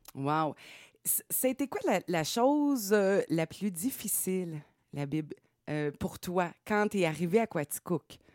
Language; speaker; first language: French; native; French